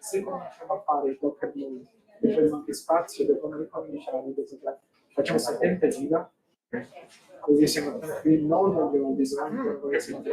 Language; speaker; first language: Italian; non-native, fluent; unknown